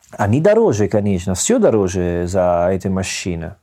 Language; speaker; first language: Russian; non-native, learner; Italian